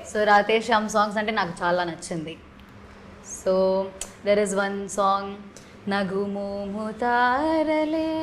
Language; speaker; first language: Telugu; non-native, learner; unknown